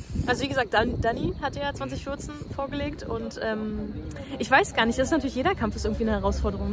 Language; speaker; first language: German; native; German